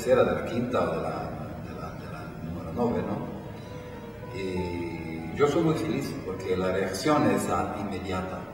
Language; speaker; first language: Spanish; non-native, fluent; Italian